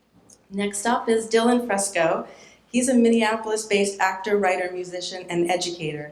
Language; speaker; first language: English; native; English